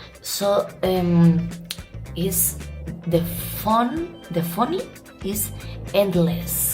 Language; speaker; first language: English; non-native, learner; Spanish